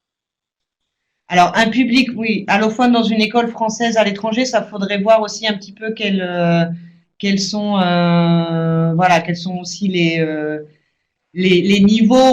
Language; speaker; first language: French; native; French